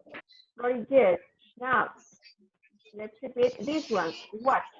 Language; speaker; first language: English; non-native, fluent; Spanish